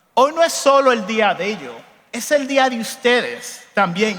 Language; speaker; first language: Spanish; early bilingual, heritage; Spanish